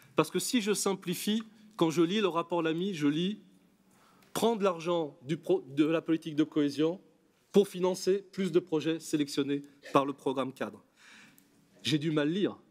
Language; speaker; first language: French; native; French